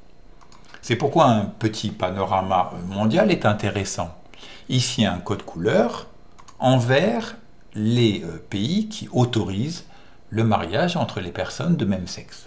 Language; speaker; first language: French; native; French